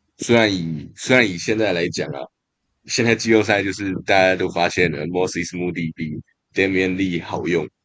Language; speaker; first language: Chinese; native; Chinese